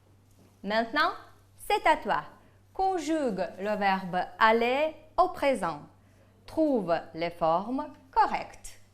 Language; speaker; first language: French; non-native, fluent; Ukrainian